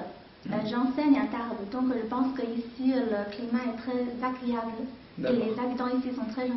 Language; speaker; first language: French; non-native, fluent; Chinese